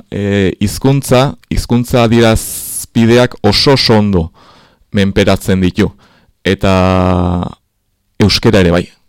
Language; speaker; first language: Basque; native; Basque